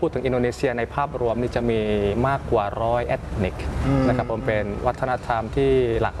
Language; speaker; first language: Thai; early bilingual, other home language; Indonesian